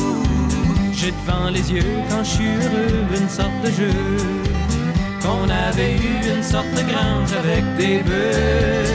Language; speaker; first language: French; native; French